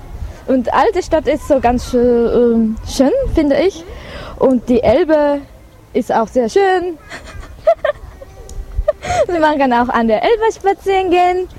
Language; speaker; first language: German; non-native, fluent; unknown